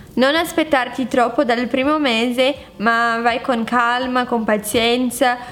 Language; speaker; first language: Italian; non-native, fluent; Portuguese